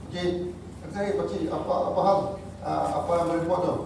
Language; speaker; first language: Malay; non-native, local second language; Chinese